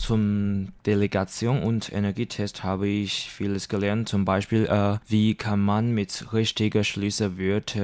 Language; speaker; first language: German; non-native, learner; Chinese